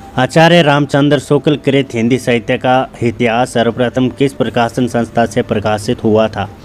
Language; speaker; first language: Hindi; native; Hindi